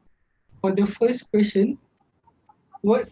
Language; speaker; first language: English; non-native, local second language; Malay